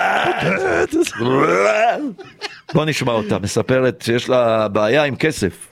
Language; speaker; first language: Hebrew; native; Hebrew